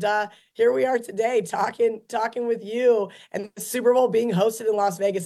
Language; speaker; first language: English; native; English